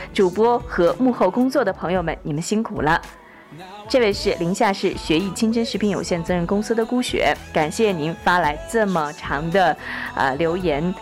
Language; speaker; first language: Chinese; native; Chinese